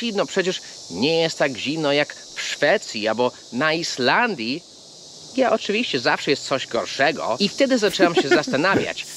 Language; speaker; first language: Polish; non-native, fluent; English